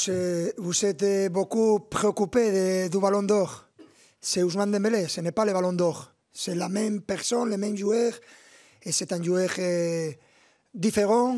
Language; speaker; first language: French; non-native, fluent; Spanish